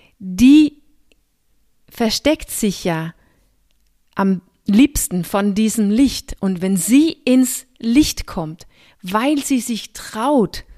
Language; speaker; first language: German; non-native, fluent; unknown